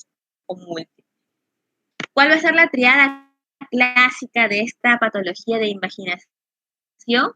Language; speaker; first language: Spanish; native; Spanish